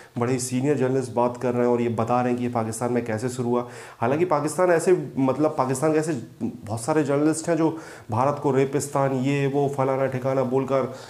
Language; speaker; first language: Hindi; native; Hindi